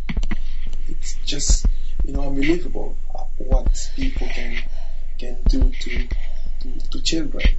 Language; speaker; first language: English; non-native, fluent; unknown